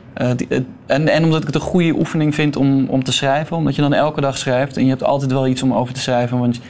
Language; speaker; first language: Dutch; native; Dutch